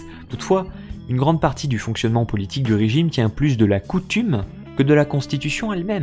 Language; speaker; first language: French; native; French